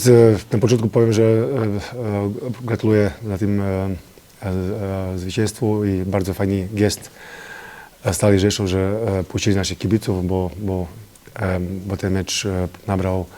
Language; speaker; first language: Polish; non-native, fluent; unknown